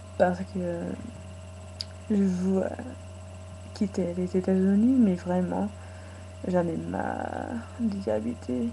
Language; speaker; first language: French; non-native, learner; English